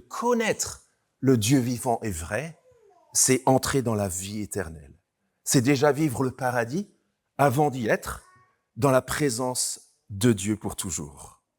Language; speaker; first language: French; native; French